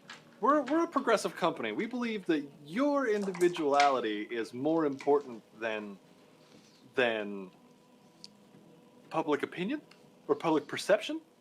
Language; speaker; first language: English; native; English